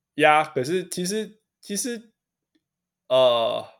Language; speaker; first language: Chinese; non-native, local second language; Min Nan Chinese